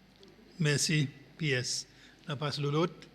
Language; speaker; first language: French; non-native, local second language; Seselwa Creole French